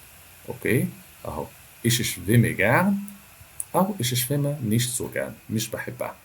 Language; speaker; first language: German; non-native, fluent; Arabic